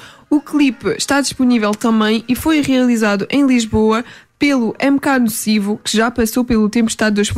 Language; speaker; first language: Portuguese; early bilingual, heritage; Portuguese